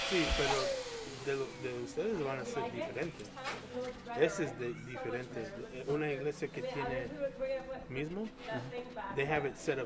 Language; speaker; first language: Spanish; early bilingual, heritage; Spanish